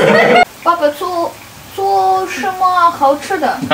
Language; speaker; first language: Chinese; non-native, learner; Ukrainian